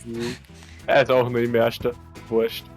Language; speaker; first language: German; native; German